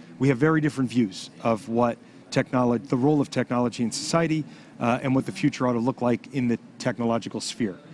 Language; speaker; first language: English; native; English